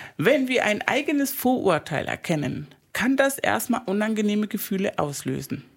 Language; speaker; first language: German; native; German